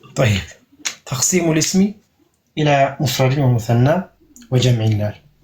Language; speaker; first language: Arabic; non-native, fluent; Amharic